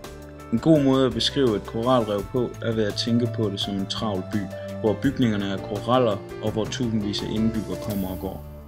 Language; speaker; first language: Danish; native; Danish